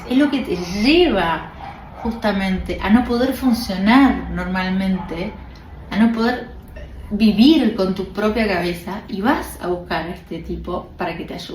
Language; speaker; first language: Spanish; native; Spanish